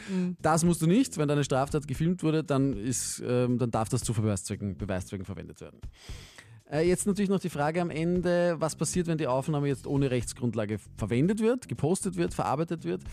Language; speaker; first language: German; native; German